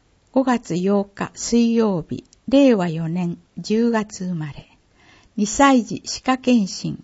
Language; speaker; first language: Japanese; native; Japanese